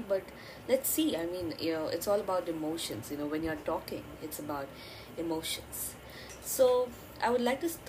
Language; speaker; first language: English; non-native, local second language; Bangla